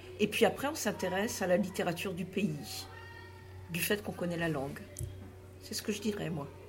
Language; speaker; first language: French; native; French